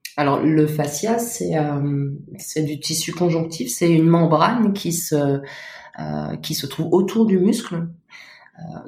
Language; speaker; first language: French; native; French